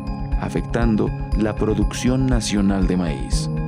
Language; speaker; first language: Spanish; native; Spanish